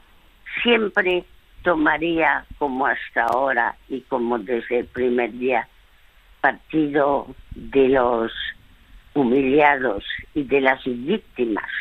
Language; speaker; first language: Spanish; early bilingual, other home language; French